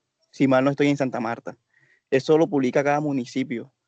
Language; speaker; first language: Spanish; native; Spanish